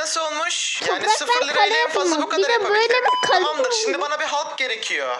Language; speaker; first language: Turkish; native; Turkish